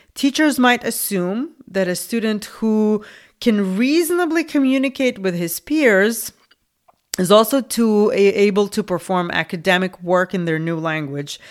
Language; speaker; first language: English; non-native, fluent; Lithuanian